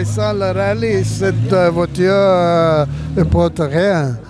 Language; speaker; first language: French; non-native, learner; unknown